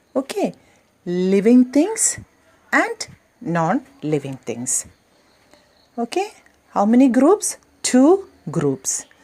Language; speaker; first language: English; non-native, local second language; Malayalam